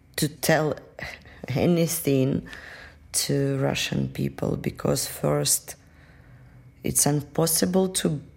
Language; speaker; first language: English; non-native, fluent; Russian